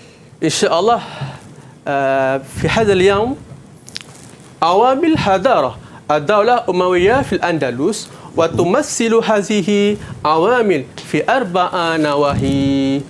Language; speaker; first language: Arabic; non-native, fluent; Malay